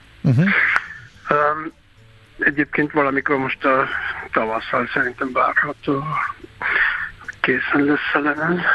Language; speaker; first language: Hungarian; non-native, fluent; German